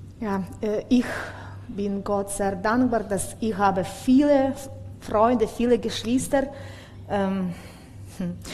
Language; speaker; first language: German; non-native, learner; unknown